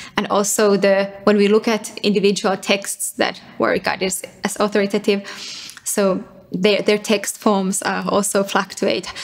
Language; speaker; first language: English; non-native, fluent; Finnish